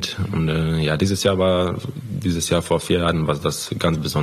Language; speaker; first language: German; non-native, fluent; Croatian